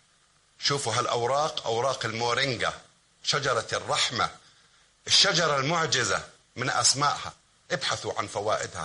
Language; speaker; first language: Arabic; native; Arabic